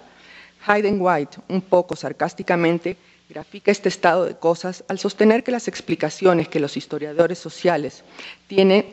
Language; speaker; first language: Spanish; native; Spanish